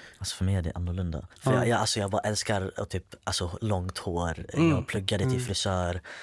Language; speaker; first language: Swedish; early bilingual, other home language; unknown